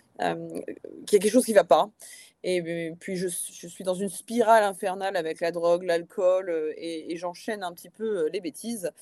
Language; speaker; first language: French; native; French